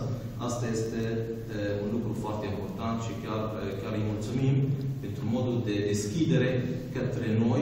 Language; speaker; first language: Romanian; non-native, fluent; Arabic